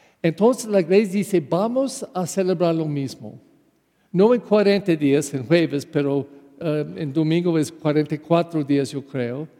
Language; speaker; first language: Spanish; non-native, fluent; English